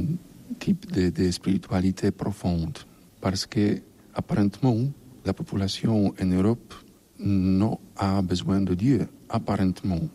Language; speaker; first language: French; non-native, learner; Polish